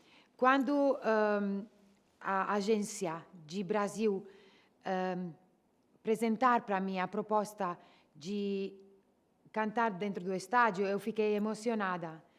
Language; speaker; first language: Portuguese; non-native, learner; Italian